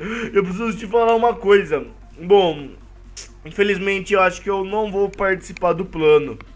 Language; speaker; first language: Portuguese; native; Portuguese